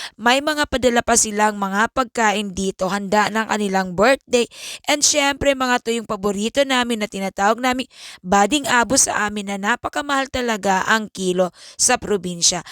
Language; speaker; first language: Filipino; native; Filipino